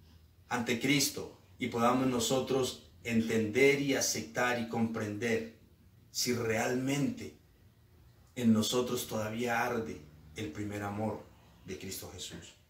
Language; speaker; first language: Spanish; native; Spanish